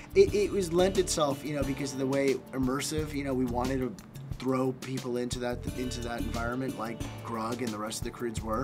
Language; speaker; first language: English; native; English